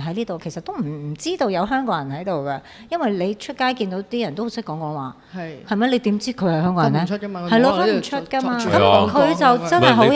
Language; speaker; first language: Cantonese; native; Cantonese